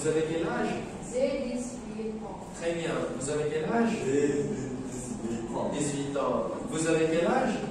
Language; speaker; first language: French; non-native, fluent; Indonesian